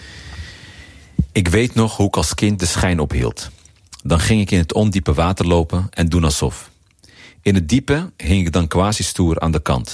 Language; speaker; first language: Dutch; early bilingual, other home language; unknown